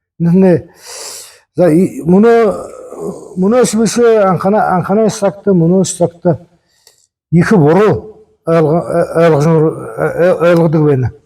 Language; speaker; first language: Mongolian; non-native, learner; Buriat